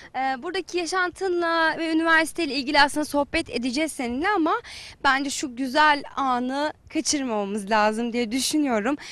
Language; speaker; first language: Turkish; native; Turkish